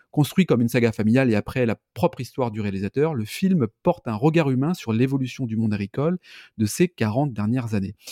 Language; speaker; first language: French; native; French